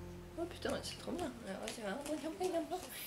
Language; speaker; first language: French; native; French